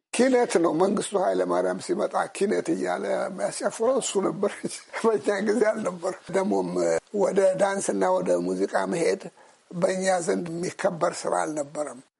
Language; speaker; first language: Amharic; native; Amharic